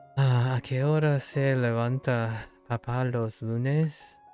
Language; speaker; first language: Spanish; non-native, learner; English